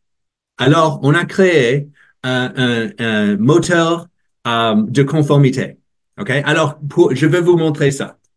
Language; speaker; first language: French; non-native, learner; English